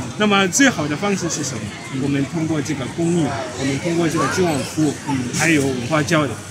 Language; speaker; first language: Chinese; non-native, fluent; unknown